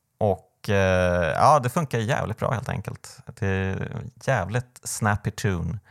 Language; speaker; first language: Swedish; native; Swedish